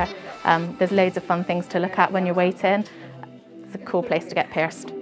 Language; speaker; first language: English; native; English